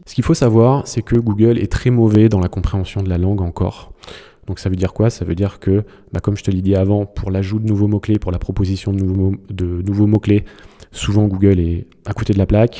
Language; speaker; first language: French; native; French